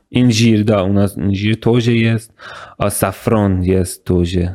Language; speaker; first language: Russian; non-native, learner; Persian